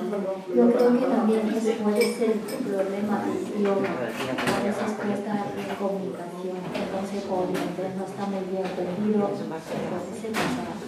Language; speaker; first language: Spanish; non-native, learner; Chinese